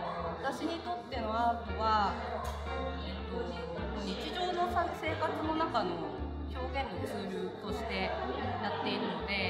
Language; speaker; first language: Japanese; native; Japanese